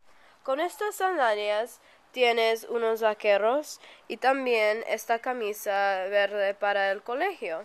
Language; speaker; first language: Spanish; non-native, learner; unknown